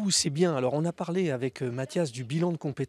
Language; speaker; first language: French; native; French